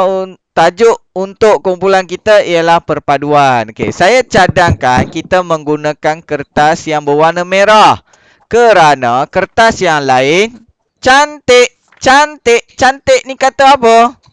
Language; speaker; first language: Malay; native; Malay